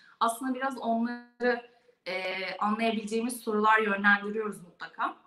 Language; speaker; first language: Turkish; native; Turkish